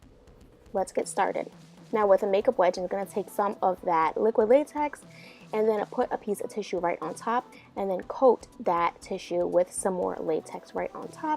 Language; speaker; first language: English; native; English